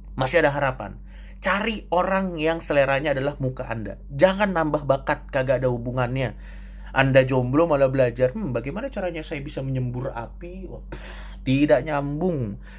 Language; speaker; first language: Indonesian; native; Indonesian